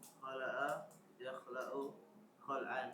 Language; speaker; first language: Arabic; non-native, learner; Indonesian